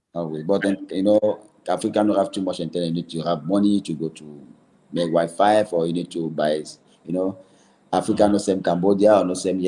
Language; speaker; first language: English; non-native, learner; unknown